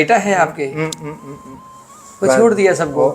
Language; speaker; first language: Hindi; native; Hindi